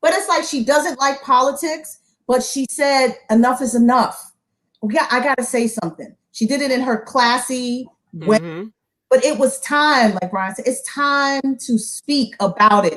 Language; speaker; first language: English; native; English